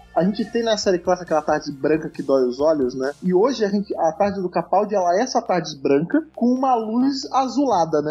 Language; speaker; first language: Portuguese; native; Portuguese